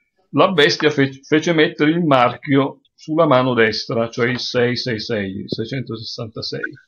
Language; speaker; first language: Italian; native; Italian